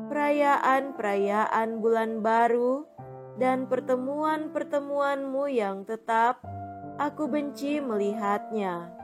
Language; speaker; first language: Indonesian; native; Indonesian